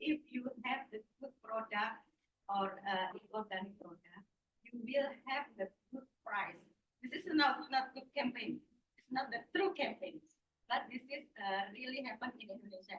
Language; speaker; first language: English; non-native, learner; Indonesian